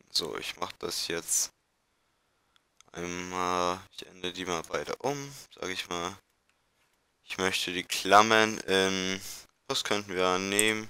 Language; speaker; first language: German; native; German